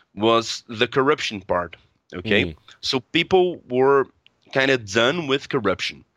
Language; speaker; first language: English; non-native, fluent; Portuguese